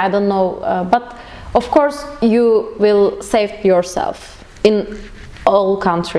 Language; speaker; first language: English; non-native, learner; Turkish